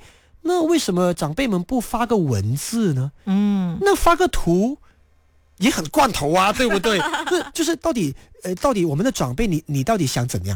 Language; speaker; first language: Chinese; native; Chinese